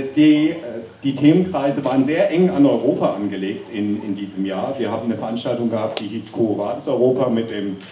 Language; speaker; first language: German; native; German